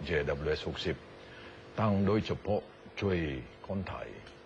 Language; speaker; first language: Thai; non-native, learner; Indonesian